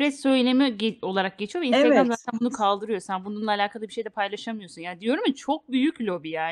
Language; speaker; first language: Turkish; native; Turkish